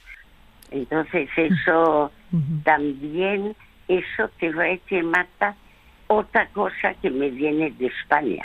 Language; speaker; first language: Spanish; early bilingual, other home language; French